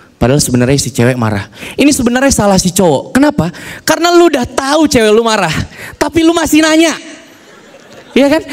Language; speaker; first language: Indonesian; native; Indonesian